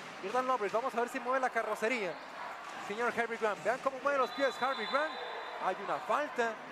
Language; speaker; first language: Spanish; native; Spanish